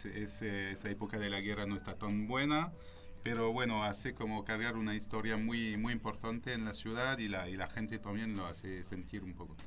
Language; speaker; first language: Spanish; non-native, fluent; French